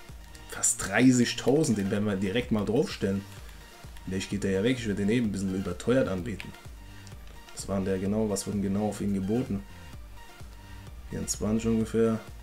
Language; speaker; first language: German; native; German